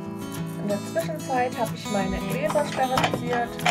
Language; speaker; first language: German; native; German